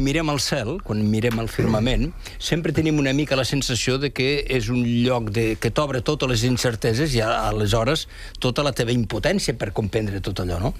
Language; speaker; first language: Catalan; native; Catalan